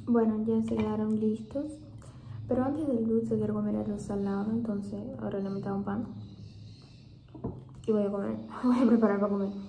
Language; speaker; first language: Spanish; non-native, fluent; Portuguese